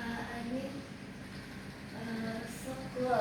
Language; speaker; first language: English; non-native, learner; Indonesian